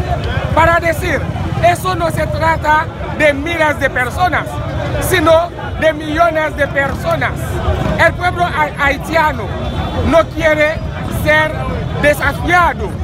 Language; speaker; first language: Spanish; non-native, fluent; Haitian Creole